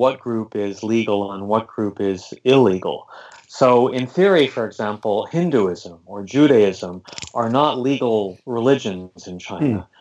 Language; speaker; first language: English; native; English